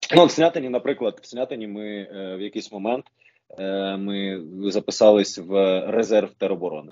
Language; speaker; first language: Ukrainian; non-native, local second language; Russian